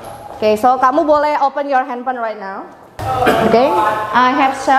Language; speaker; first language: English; non-native, fluent; Indonesian